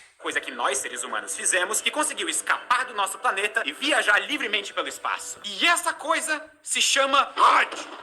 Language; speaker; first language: Portuguese; native; Portuguese